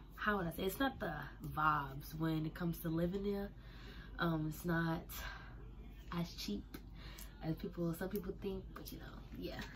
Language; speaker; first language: English; native; English